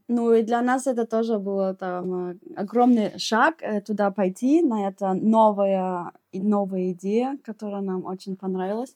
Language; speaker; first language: Russian; early bilingual, heritage; Russian